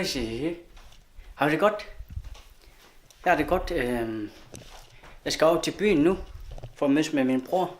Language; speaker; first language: Danish; non-native, local second language; Kalaallisut